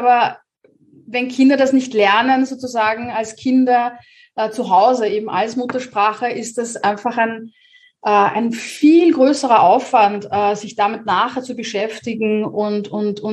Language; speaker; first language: German; native; German